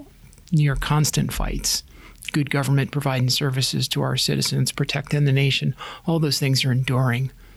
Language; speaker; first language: English; native; English